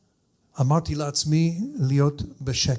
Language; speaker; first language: Hebrew; non-native, fluent; English